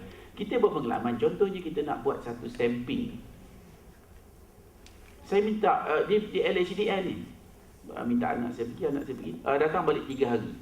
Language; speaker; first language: Malay; native; Malay